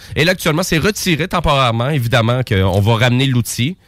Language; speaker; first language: French; native; French